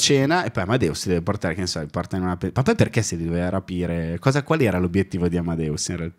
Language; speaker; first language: Italian; native; Italian